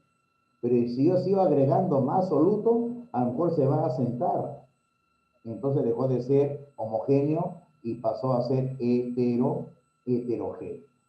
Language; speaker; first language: Spanish; native; Spanish